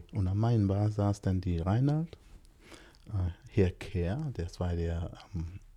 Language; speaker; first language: German; non-native, fluent; English